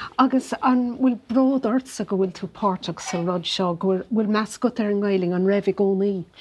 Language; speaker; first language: Irish; non-native, local second language; English